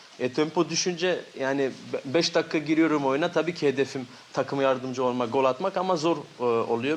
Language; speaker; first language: Turkish; early bilingual, heritage; Turkish